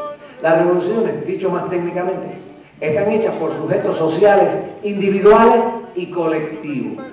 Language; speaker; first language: Spanish; native; Spanish